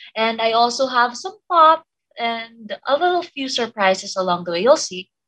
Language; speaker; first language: English; non-native, local second language; Filipino